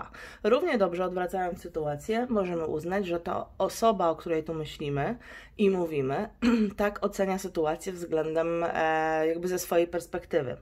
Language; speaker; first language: Polish; native; Polish